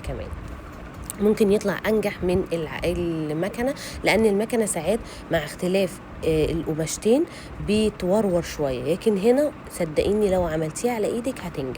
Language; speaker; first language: Arabic; native; Arabic